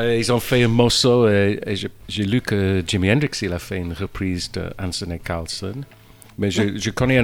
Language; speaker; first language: French; non-native, fluent; English